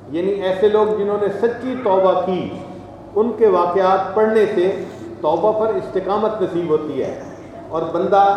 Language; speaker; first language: Urdu; non-native, local second language; Punjabi